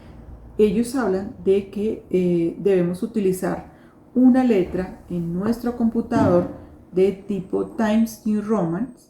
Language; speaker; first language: Spanish; native; Spanish